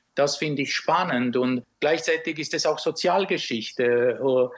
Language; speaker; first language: German; early bilingual, other home language; Romanian